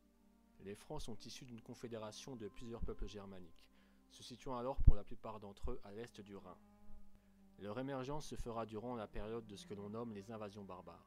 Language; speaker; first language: French; native; French